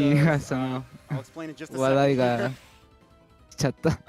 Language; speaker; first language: Japanese; non-native, learner; Spanish